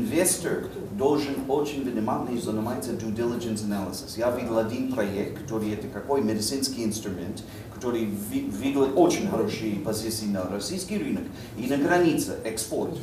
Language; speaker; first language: Russian; non-native, learner; English